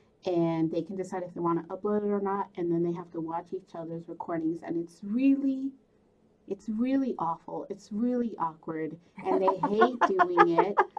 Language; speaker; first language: English; early bilingual, other home language; Spanish